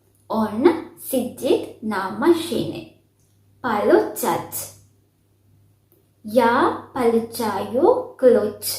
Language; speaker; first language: Russian; non-native, fluent; Sinhala